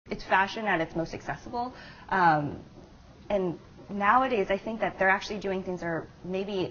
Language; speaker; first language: English; native; English